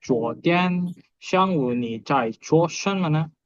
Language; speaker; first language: Chinese; non-native, learner; Indonesian